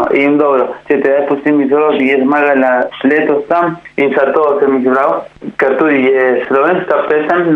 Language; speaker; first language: Slovenian; non-native, learner; Spanish